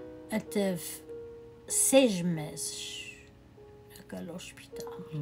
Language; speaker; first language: Portuguese; native; Portuguese